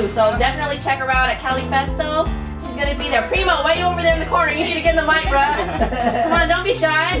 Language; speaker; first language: English; native; English